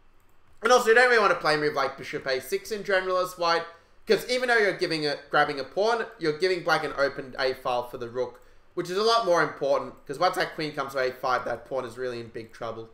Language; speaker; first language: English; native; English